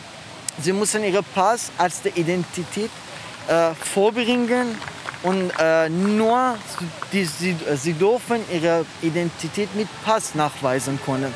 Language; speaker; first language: German; non-native, learner; Persian